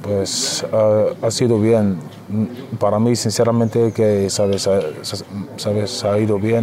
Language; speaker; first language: Spanish; non-native, fluent; Arabic